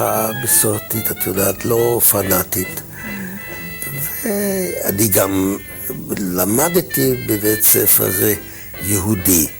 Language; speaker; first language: Hebrew; non-native, fluent; German